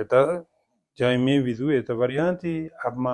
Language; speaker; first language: Russian; non-native, fluent; Spanish